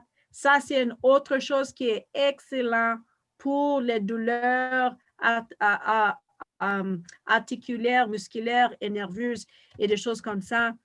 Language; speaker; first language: French; non-native, fluent; English